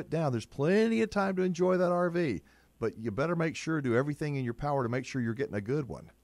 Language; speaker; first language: English; native; English